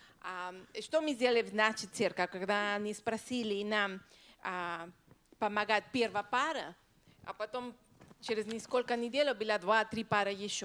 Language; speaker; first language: Russian; non-native, learner; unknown